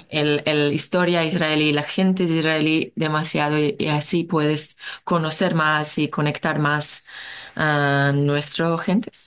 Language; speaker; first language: Spanish; non-native, learner; Hebrew